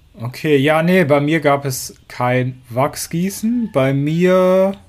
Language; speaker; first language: German; native; German